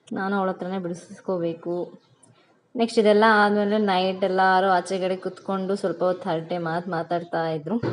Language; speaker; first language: Kannada; non-native, local second language; Lambadi